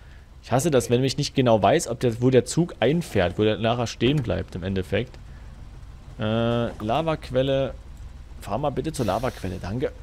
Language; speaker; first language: German; native; German